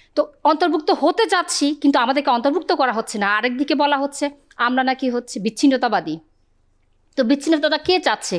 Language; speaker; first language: Bangla; non-native, local second language; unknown